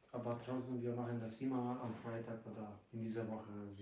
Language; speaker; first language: German; non-native, learner; Polish